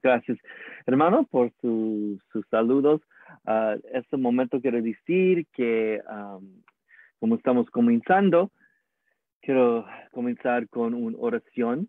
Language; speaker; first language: Spanish; non-native, learner; English